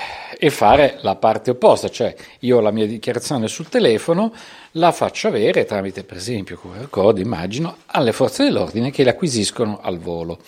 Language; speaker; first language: Italian; native; Italian